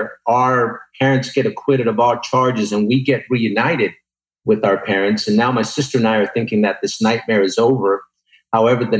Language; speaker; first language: English; native; English